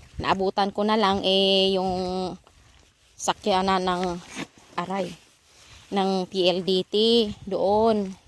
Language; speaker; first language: Filipino; non-native, local second language; Cebuano